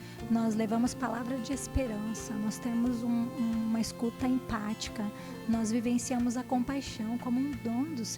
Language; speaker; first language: Portuguese; native; Portuguese